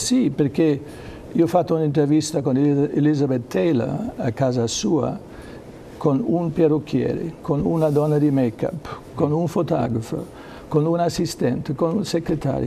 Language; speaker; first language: Italian; non-native, learner; German